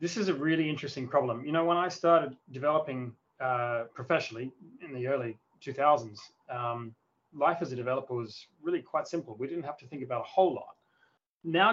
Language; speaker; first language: English; native; English